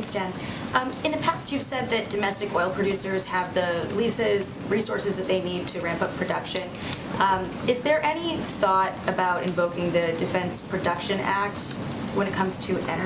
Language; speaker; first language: English; native; English